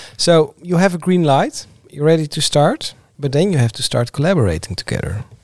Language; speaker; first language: English; non-native, fluent; Dutch